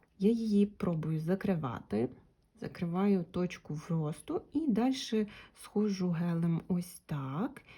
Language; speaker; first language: Ukrainian; non-native, local second language; Russian